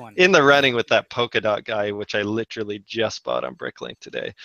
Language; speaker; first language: English; native; English